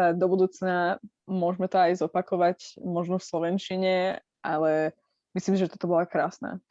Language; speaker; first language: Slovak; non-native, fluent; Persian